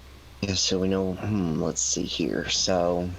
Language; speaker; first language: English; native; English